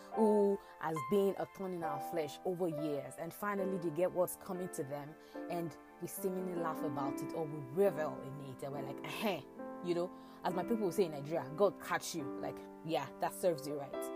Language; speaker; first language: English; non-native, local second language; Yoruba